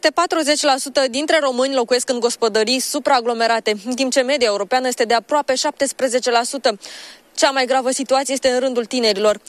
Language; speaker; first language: Romanian; native; Romanian